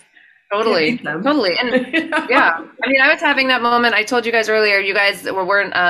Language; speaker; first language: English; native; English